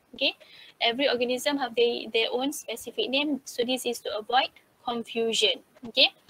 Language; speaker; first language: English; non-native, local second language; Malay